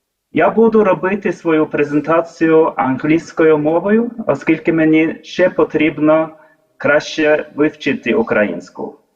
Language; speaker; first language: Ukrainian; non-native, learner; Norwegian